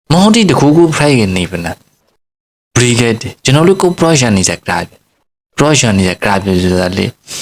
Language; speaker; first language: Burmese; native; Burmese